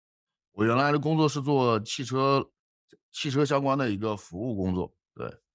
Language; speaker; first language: Chinese; native; Chinese